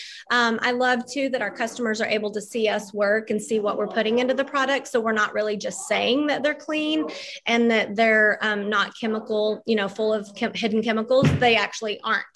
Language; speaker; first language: English; native; English